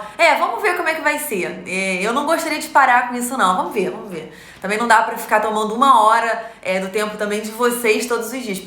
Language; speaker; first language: Portuguese; native; Portuguese